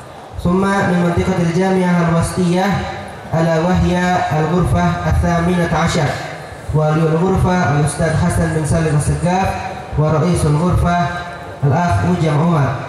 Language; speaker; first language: Arabic; non-native, fluent; Indonesian